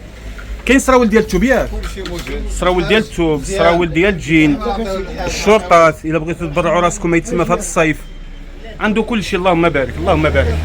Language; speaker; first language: Arabic; native; Arabic